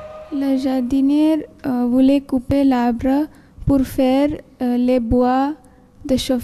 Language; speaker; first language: French; non-native, learner; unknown